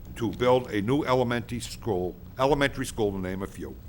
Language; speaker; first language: English; native; English